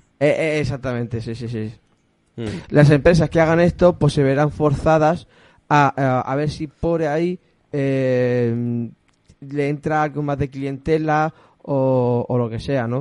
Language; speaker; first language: Spanish; native; Spanish